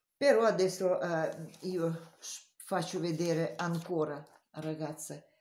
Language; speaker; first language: Italian; non-native, learner; Romanian